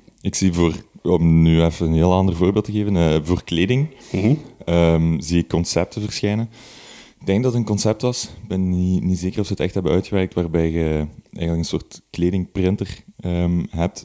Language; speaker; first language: Dutch; native; Dutch